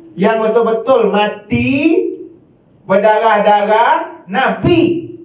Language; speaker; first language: Malay; native; Malay